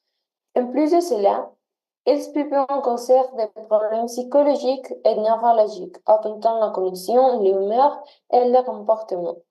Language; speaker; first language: French; non-native, learner; Spanish